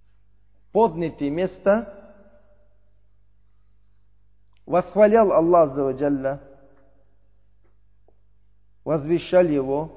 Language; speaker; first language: Russian; non-native, learner; Uzbek